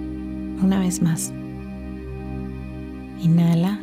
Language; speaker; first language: Spanish; native; Spanish